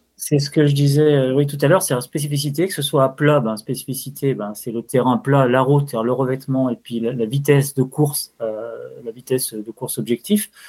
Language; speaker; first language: French; native; French